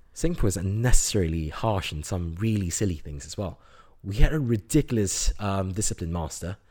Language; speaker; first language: English; native; English